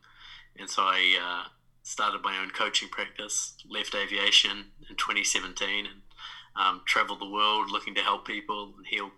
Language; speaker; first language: English; native; English